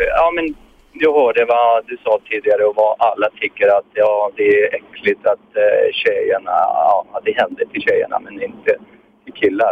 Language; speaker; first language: Swedish; non-native, fluent; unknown